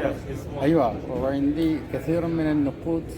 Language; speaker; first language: Arabic; non-native, fluent; Malayalam